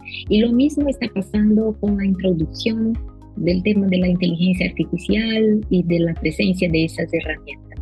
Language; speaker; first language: Spanish; non-native, fluent; Portuguese